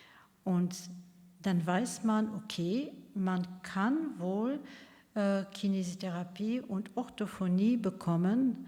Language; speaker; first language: German; non-native, local second language; Luxembourgish